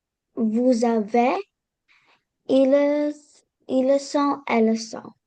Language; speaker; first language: French; non-native, learner; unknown